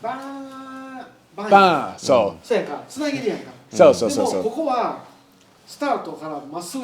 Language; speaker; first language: Japanese; native; Japanese